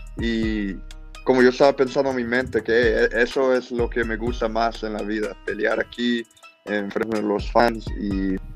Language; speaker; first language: Spanish; early bilingual, heritage; English